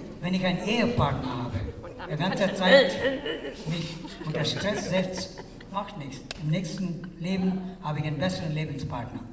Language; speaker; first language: German; non-native, fluent; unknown